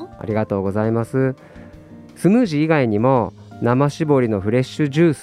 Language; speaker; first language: Japanese; native; Japanese